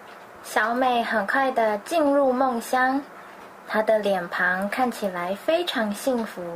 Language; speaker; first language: Chinese; native; Chinese